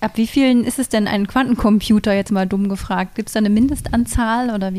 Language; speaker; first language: German; native; German